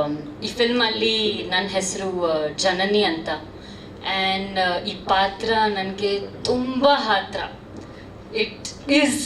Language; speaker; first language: Kannada; non-native, learner; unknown